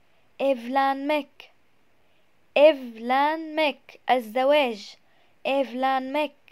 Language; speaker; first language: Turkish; non-native, fluent; Arabic